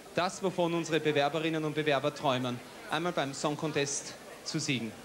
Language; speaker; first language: German; native; German